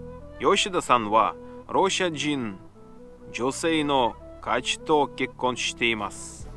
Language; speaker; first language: Japanese; non-native, learner; Russian